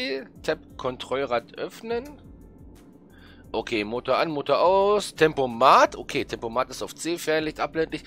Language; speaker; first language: German; native; German